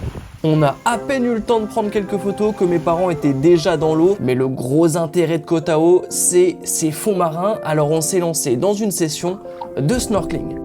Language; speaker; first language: French; native; French